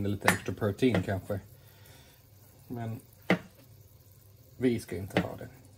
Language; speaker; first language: Swedish; non-native, fluent; English